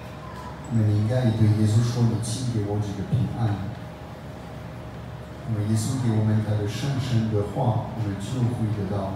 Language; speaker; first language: Chinese; non-native, fluent; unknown